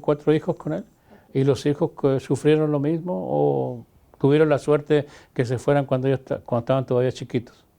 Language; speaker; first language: Spanish; native; Spanish